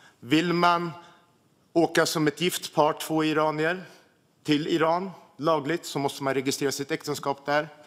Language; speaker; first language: Swedish; early bilingual, other home language; Armenian